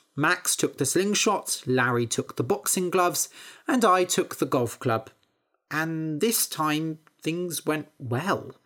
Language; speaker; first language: English; native; English